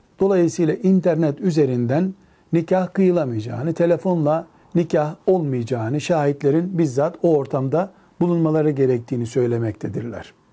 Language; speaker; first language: Turkish; native; Turkish